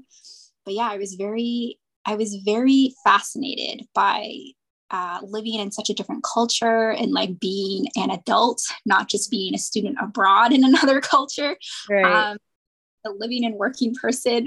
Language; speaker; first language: English; native; English